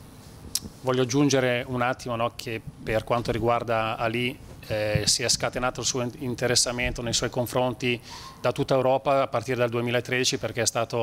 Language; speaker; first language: Italian; native; Italian